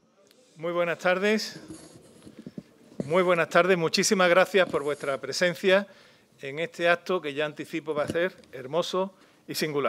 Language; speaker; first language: Spanish; native; Spanish